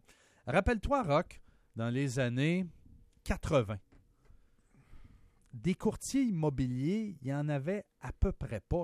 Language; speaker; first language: French; native; French